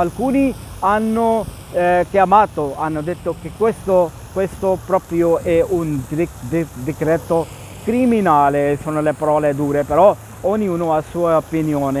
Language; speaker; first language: Italian; non-native, fluent; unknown